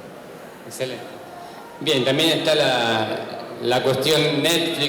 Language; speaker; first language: Spanish; native; Spanish